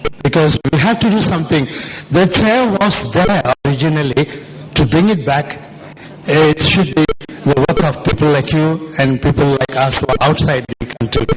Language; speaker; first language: English; non-native, local second language; Tamil